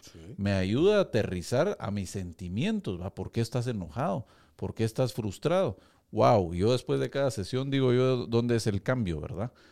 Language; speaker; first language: Spanish; native; Spanish